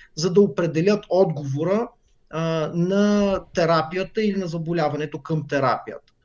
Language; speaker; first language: Bulgarian; early bilingual, other home language; Hebrew